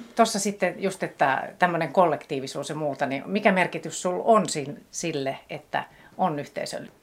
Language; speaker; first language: Finnish; native; Finnish